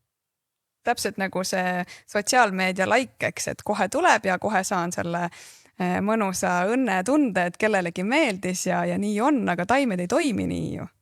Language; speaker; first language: Estonian; native; Estonian